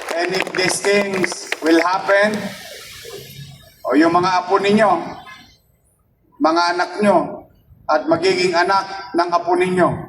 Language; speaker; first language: Filipino; native; Filipino